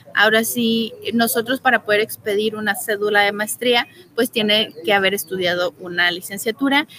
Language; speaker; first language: Spanish; native; Spanish